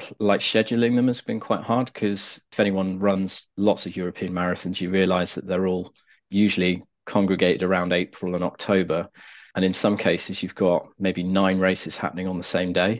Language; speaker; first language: English; native; English